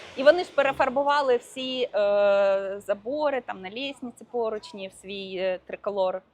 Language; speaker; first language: Ukrainian; non-native, local second language; Russian